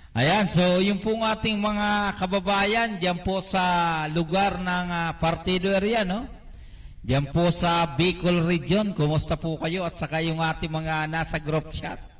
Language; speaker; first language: Filipino; non-native, local second language; Bikol